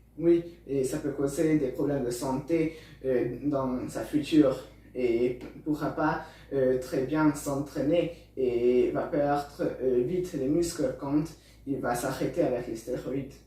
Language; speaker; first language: French; non-native, learner; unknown